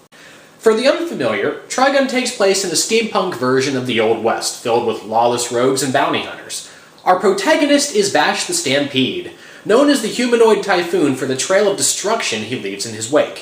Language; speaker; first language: English; native; English